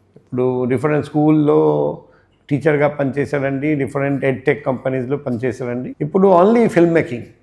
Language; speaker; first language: Telugu; non-native, fluent; Bangla